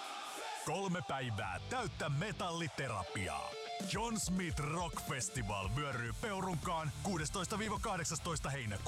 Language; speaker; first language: Finnish; native; Finnish